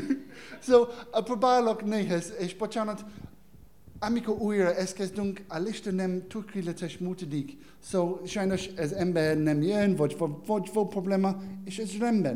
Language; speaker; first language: Hungarian; non-native, learner; English